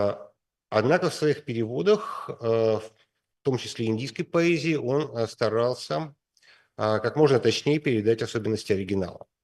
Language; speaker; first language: Russian; native; Russian